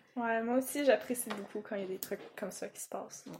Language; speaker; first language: French; non-native, fluent; English